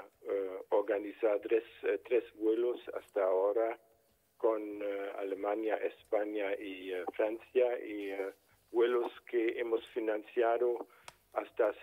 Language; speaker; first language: Spanish; non-native, fluent; German